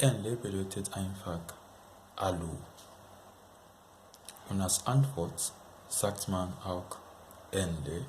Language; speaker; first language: German; non-native, fluent; Yoruba